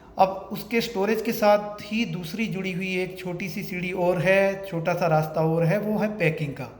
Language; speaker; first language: Hindi; native; Hindi